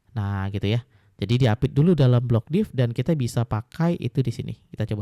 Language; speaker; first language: Indonesian; native; Indonesian